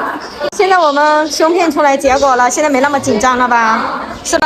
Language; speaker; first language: Chinese; native; Chinese